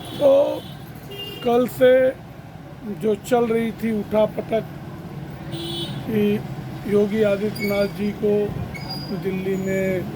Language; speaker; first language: Hindi; native; Hindi